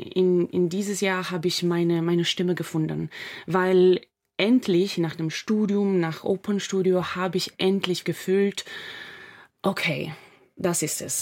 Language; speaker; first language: German; non-native, fluent; English